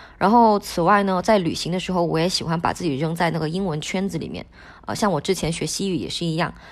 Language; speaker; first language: Chinese; non-native, local second language; Min Nan Chinese